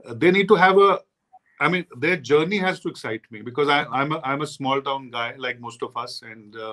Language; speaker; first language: English; non-native, local second language; Hindi